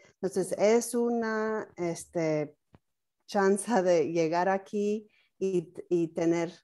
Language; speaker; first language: Spanish; non-native, fluent; English